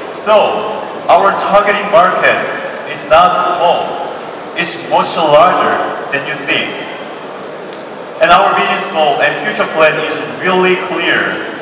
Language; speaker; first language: English; non-native, fluent; Korean